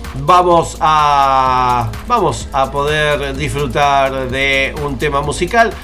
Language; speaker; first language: Spanish; native; Spanish